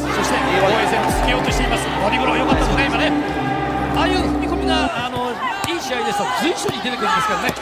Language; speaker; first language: Japanese; native; Japanese